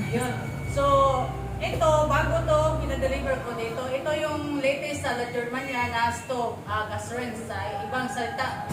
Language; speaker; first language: Filipino; non-native, local second language; Cebuano